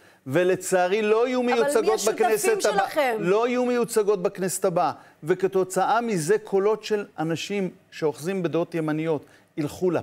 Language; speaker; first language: Hebrew; native; Hebrew